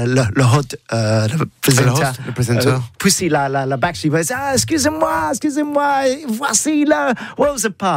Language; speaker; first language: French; non-native, learner; English